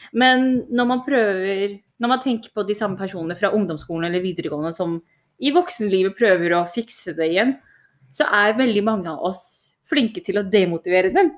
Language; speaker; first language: Norwegian; early bilingual, other home language; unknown